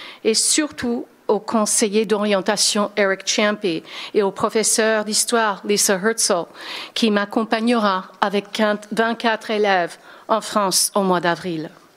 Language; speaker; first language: French; non-native, fluent; English